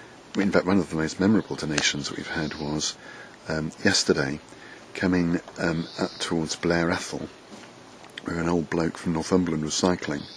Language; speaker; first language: English; native; English